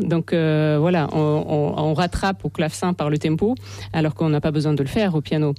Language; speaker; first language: French; non-native, fluent; Russian